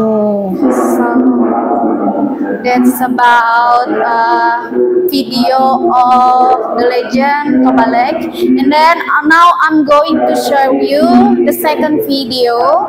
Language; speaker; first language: English; non-native, learner; Indonesian